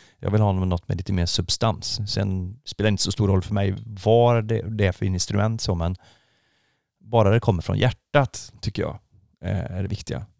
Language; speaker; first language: Swedish; native; Swedish